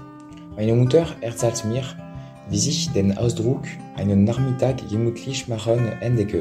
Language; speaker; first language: German; non-native, learner; French